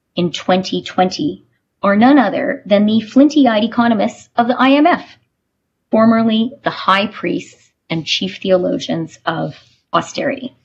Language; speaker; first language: English; native; English